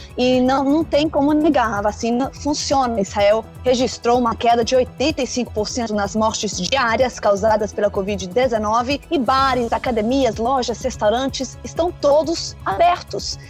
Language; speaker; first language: Portuguese; non-native, fluent; Danish